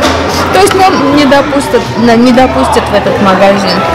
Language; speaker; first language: Russian; non-native, fluent; Armenian